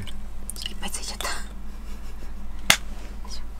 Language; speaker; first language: Japanese; native; Japanese